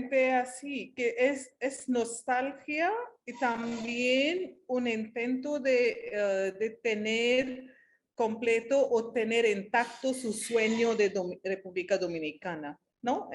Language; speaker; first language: Spanish; non-native, fluent; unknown